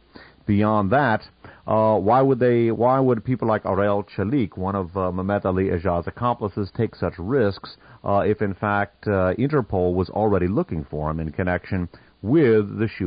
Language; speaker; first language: English; native; English